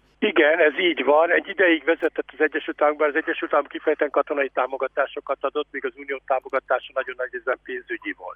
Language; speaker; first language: Hungarian; native; Hungarian